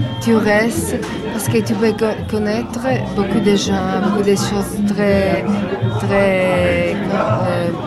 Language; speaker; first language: French; non-native, learner; Italian